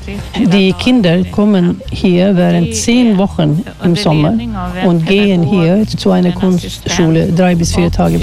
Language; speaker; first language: German; non-native, fluent; Swedish